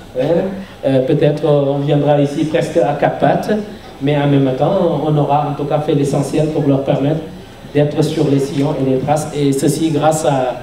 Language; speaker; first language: French; non-native, local second language; Wolof